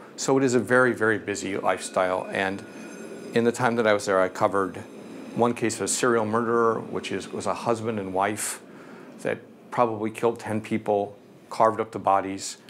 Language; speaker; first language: English; native; English